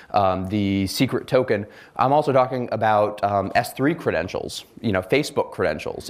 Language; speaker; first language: English; native; English